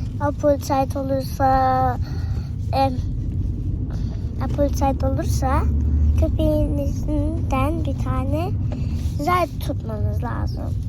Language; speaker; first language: Turkish; early bilingual, heritage; Turkish